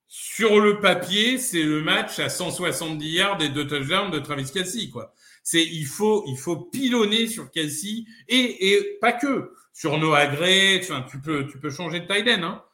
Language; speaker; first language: French; native; French